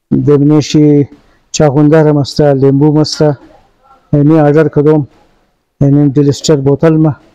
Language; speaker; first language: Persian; early bilingual, heritage; Persian